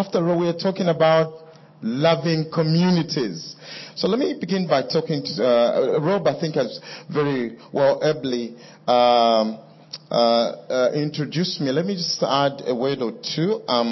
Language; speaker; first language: English; non-native, local second language; Bemba